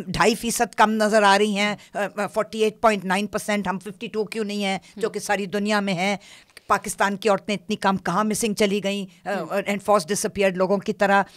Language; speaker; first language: Urdu; non-native, local second language; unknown